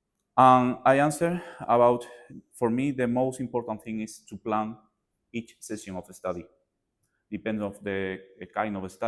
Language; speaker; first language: English; non-native, learner; Spanish